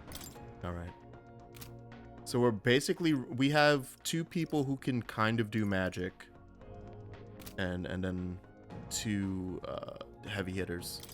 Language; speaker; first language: English; native; English